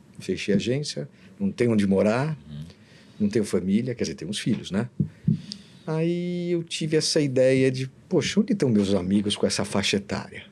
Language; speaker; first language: Portuguese; native; Portuguese